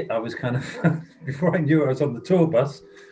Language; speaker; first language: English; native; English